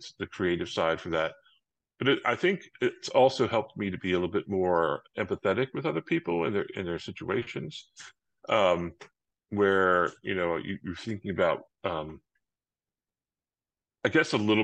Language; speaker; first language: English; native; English